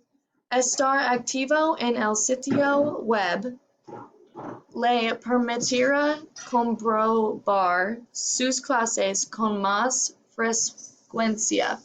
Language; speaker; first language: Spanish; non-native, learner; English